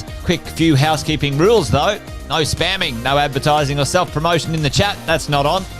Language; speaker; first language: English; native; English